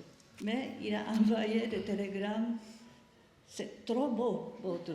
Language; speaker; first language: French; non-native, learner; Japanese